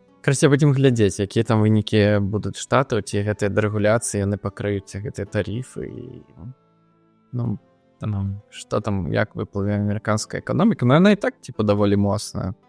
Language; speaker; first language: Belarusian; non-native, local second language; Russian